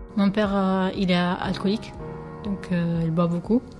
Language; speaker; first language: French; non-native, fluent; Albanian